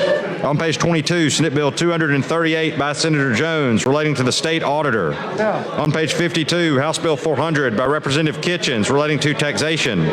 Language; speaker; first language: English; native; English